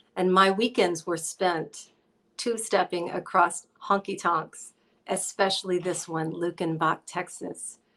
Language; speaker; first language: English; native; English